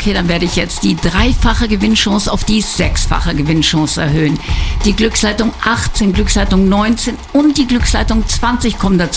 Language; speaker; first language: German; native; German